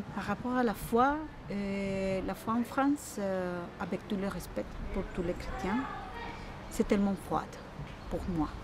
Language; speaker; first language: French; non-native, fluent; Spanish